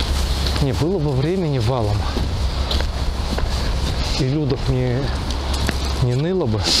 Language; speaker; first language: Russian; native; Russian